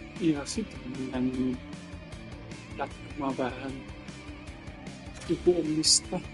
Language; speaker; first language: Finnish; non-native, learner; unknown